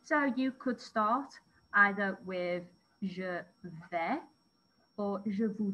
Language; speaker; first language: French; non-native, fluent; English